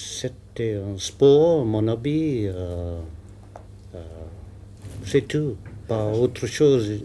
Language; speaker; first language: French; non-native, learner; English